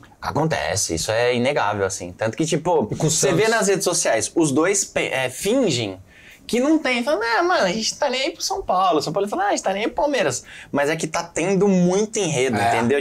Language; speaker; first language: Portuguese; native; Portuguese